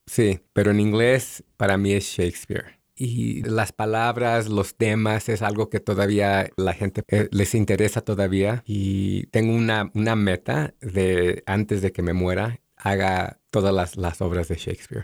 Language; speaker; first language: Spanish; early bilingual, heritage; Spanish